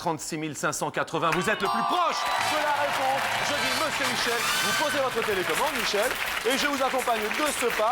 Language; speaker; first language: French; native; French